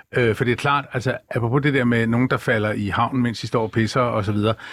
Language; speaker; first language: Danish; native; Danish